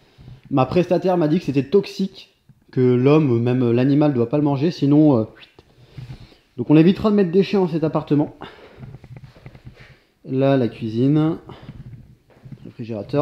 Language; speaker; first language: French; native; French